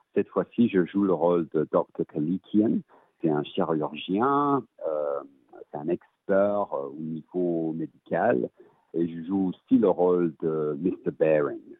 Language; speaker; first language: French; early bilingual, heritage; English